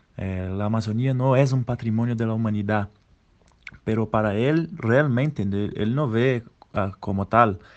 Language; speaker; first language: Spanish; non-native, fluent; Portuguese